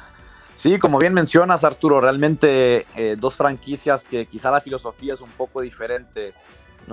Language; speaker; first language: Spanish; native; Spanish